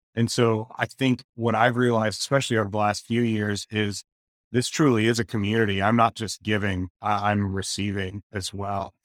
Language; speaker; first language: English; native; English